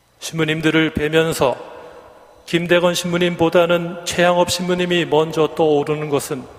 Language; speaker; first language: Korean; native; Korean